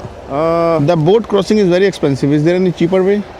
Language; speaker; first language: English; non-native, local second language; Hindi